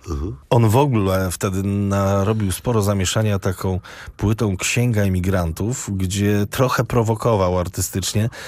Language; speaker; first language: Polish; native; Polish